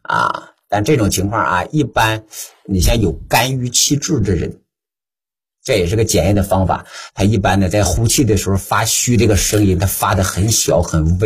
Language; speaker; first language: Chinese; native; Chinese